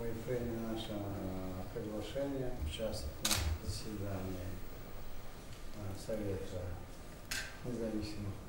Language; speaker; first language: Russian; non-native, fluent; Turkmen